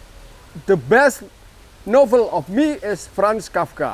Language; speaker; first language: English; non-native, learner; Indonesian